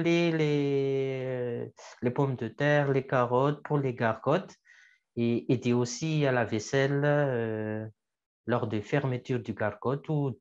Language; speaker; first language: French; non-native, local second language; Malagasy